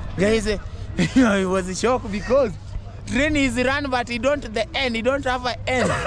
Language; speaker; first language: English; non-native, learner; Swahili